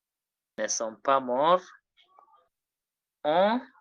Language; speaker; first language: French; non-native, fluent; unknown